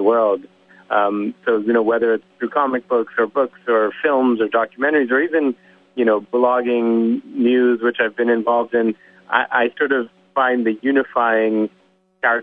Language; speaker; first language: English; native; English